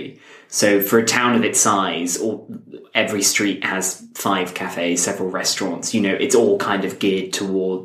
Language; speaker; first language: English; native; English